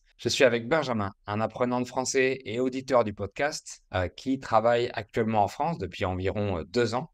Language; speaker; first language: French; native; French